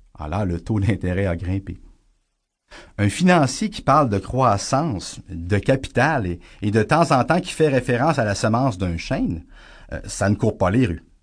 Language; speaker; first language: French; native; French